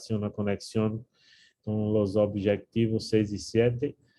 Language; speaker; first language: Spanish; non-native, learner; Portuguese